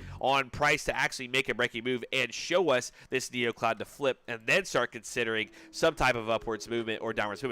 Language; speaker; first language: English; native; English